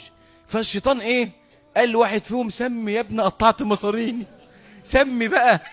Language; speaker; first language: Arabic; native; Arabic